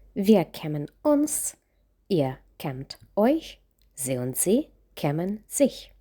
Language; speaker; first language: German; non-native, fluent; Ukrainian